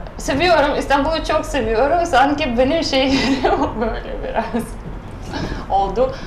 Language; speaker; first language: Turkish; non-native, fluent; Russian